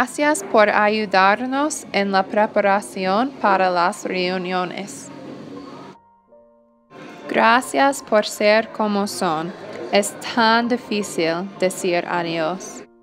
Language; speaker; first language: Spanish; non-native, fluent; English